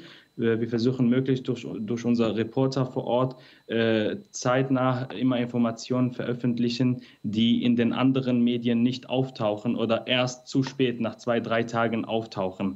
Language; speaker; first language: German; non-native, fluent; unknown